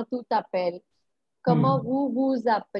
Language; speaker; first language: French; non-native, fluent; Marathi